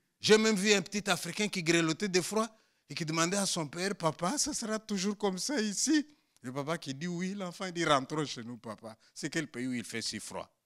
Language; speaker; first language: French; non-native, local second language; Luba-Lulua